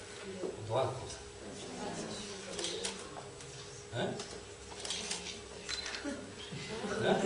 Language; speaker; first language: French; non-native, fluent; Turkish